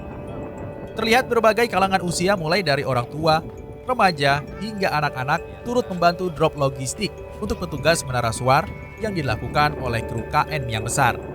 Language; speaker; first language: Indonesian; native; Indonesian